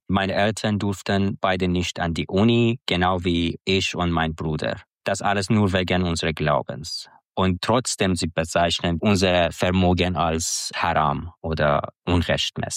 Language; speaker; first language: German; non-native, fluent; Persian